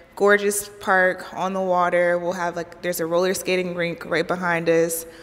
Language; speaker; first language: English; native; English